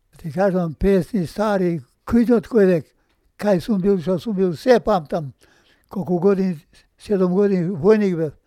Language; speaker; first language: Macedonian; native; Macedonian